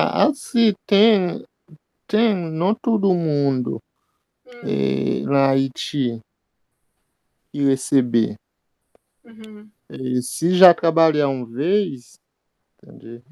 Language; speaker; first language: Portuguese; non-native, learner; Haitian Creole